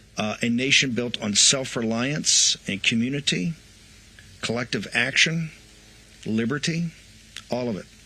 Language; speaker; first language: English; native; English